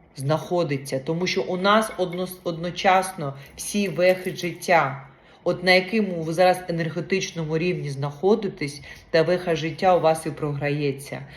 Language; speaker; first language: Ukrainian; non-native, local second language; Russian